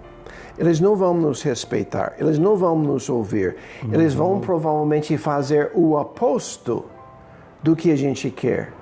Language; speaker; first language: Portuguese; non-native, fluent; English